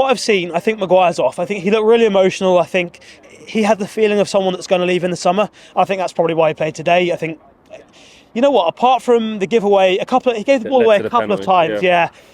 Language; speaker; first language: English; native; English